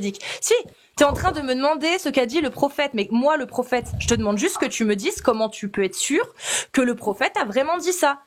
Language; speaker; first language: French; native; French